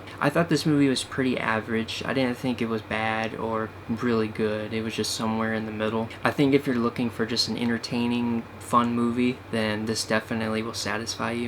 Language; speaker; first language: English; native; English